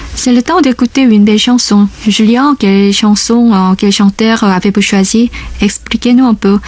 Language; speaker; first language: French; non-native, fluent; Korean